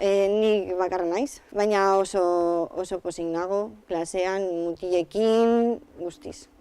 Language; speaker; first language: Basque; non-native, local second language; Spanish